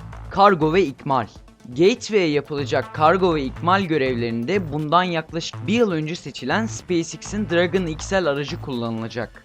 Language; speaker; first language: Turkish; native; Turkish